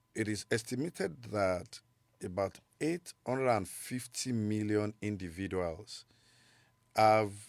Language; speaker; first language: English; non-native, local second language; Yoruba